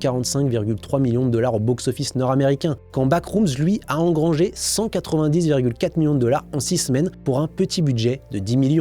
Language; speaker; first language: French; native; French